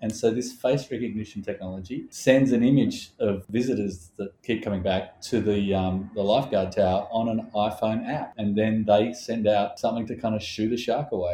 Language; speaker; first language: English; native; English